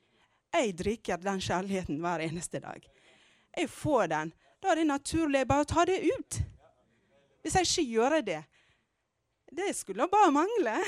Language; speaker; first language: Norwegian; non-native, fluent; Amharic